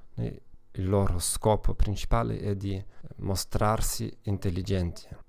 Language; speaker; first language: Italian; non-native, learner; German